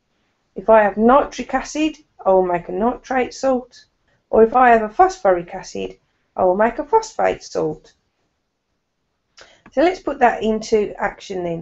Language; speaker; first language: English; native; English